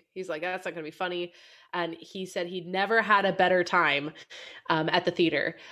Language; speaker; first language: English; native; English